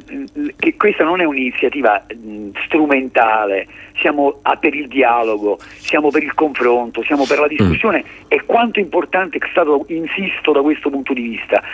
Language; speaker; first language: Italian; native; Italian